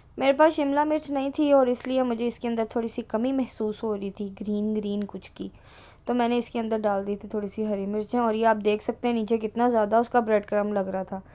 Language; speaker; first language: Urdu; non-native, local second language; Punjabi